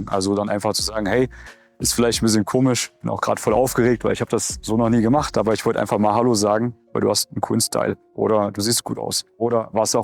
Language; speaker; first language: German; native; German